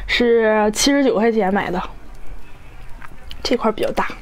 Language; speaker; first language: Chinese; native; Chinese